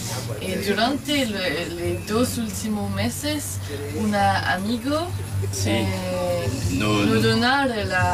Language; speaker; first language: Spanish; non-native, learner; French